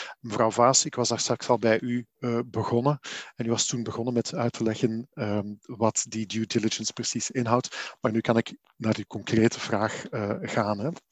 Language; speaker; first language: Dutch; native; Dutch